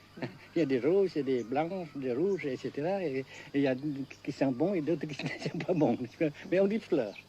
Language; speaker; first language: French; non-native, fluent; Vietnamese